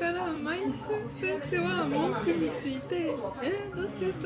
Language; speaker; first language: Japanese; non-native, learner; French